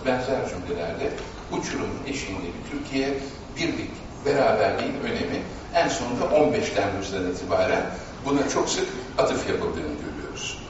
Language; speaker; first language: Turkish; native; Turkish